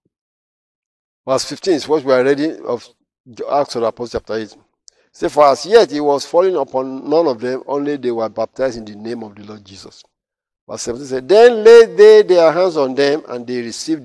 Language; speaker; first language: English; non-native, local second language; Yoruba